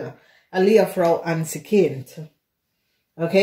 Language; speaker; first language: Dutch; non-native, fluent; English